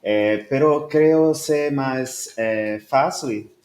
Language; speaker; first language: Spanish; non-native, learner; Portuguese